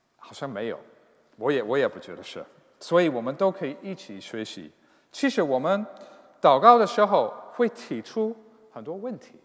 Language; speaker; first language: Chinese; non-native, fluent; English